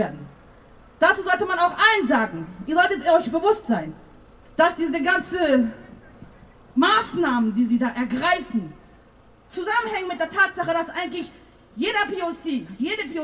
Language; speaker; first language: German; native; German